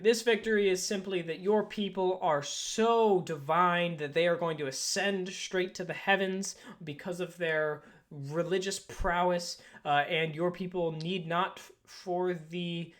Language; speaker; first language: English; native; English